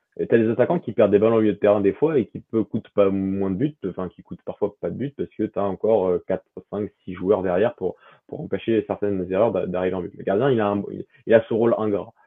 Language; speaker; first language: French; early bilingual, other home language; Portuguese